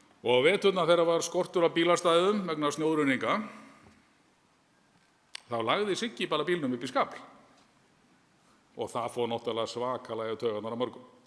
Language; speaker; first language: Icelandic; native; Icelandic